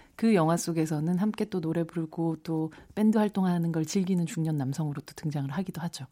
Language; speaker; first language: Korean; native; Korean